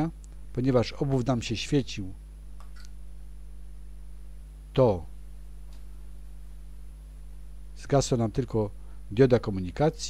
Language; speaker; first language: Polish; native; Polish